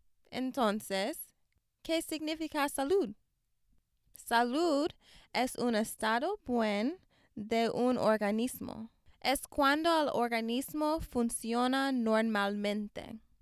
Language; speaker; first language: Spanish; non-native, learner; English